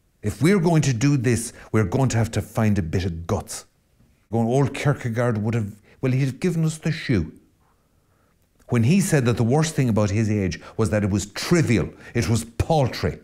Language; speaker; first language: English; native; English